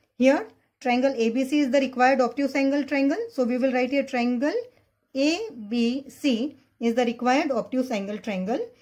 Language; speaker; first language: English; non-native, local second language; Marathi